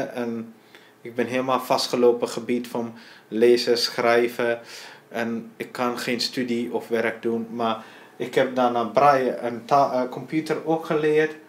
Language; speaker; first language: Dutch; non-native, learner; Tamil